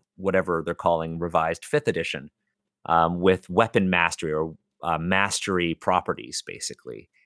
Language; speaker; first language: English; native; English